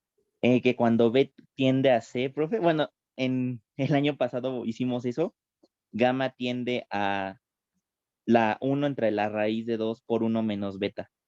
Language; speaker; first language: Spanish; native; Spanish